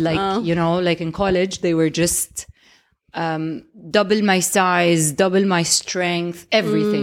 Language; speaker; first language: English; non-native, fluent; Arabic